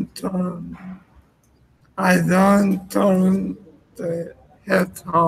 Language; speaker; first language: English; non-native, learner; Spanish